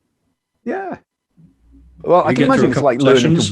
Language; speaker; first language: English; native; English